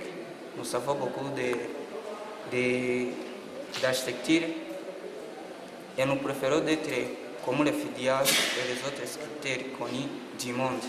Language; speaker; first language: French; non-native, local second language; Kinyarwanda